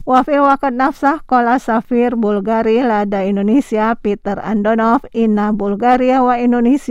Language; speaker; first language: Arabic; non-native, learner; Indonesian